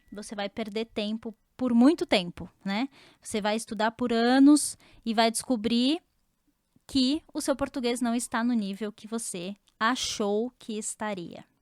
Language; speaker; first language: Portuguese; native; Portuguese